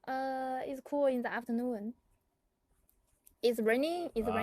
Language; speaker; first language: English; non-native, learner; Chinese